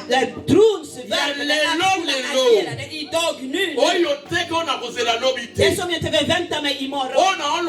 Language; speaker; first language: Swedish; non-native, learner; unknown